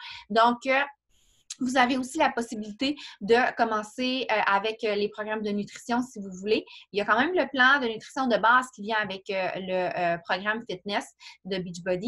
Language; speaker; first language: French; native; French